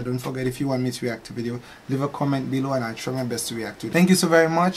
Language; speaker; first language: English; non-native, fluent; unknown